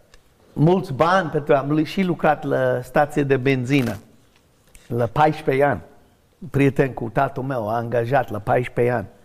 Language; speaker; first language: Romanian; non-native, learner; English